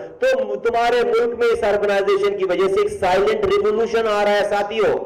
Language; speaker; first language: Urdu; native; Urdu